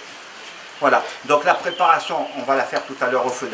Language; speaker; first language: French; native; French